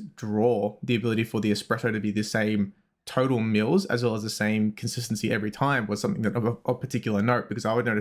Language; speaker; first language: English; native; English